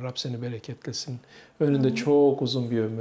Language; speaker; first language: Turkish; native; Turkish